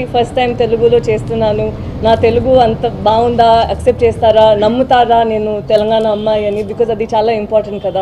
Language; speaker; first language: Telugu; non-native, learner; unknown